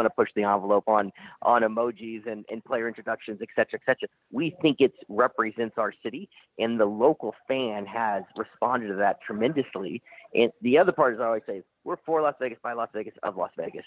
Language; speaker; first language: English; native; English